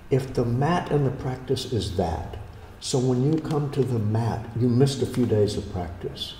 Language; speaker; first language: English; native; English